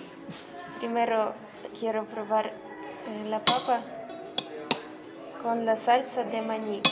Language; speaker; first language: Spanish; non-native, learner; Ukrainian